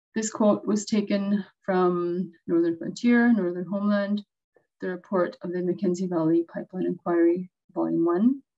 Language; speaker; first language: English; native; English